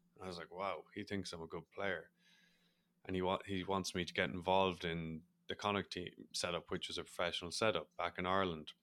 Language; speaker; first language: English; native; English